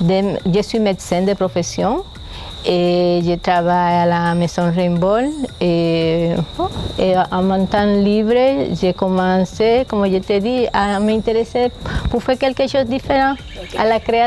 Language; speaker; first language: French; non-native, fluent; Spanish